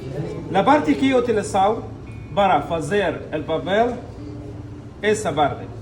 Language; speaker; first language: Portuguese; non-native, learner; Arabic